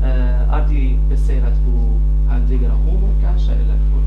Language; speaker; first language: Swedish; non-native, fluent; Arabic